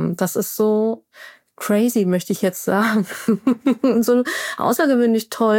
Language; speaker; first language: German; native; German